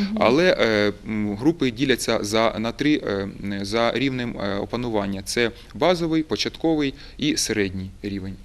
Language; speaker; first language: Ukrainian; native; Ukrainian